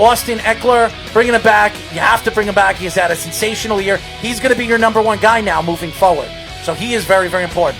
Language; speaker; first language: English; native; English